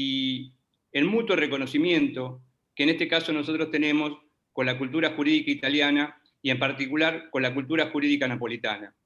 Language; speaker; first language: Spanish; native; Spanish